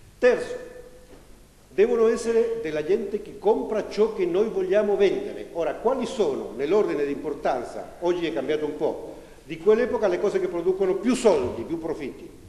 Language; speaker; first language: Italian; non-native, fluent; Spanish